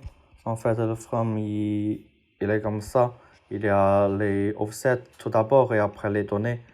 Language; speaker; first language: French; non-native, fluent; Chinese